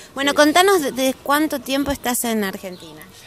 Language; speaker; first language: Spanish; native; Spanish